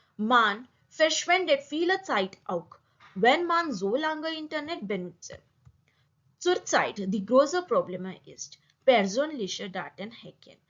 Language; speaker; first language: German; non-native, learner; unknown